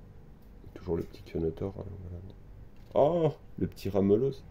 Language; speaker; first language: French; native; French